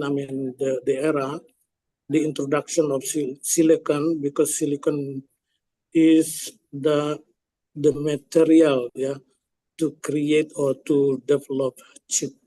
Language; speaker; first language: English; non-native, fluent; Indonesian